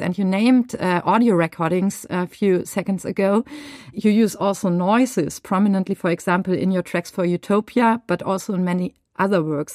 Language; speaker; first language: English; non-native, fluent; German